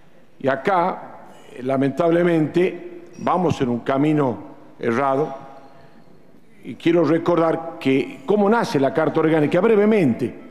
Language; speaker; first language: Spanish; native; Spanish